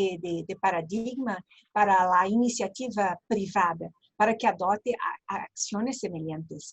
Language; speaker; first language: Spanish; non-native, learner; Portuguese